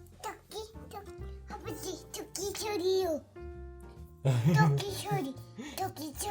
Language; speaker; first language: Korean; early bilingual, heritage; Korean